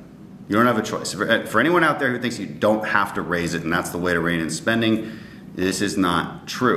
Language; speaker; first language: English; native; English